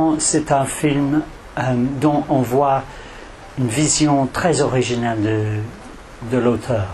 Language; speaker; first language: French; non-native, fluent; English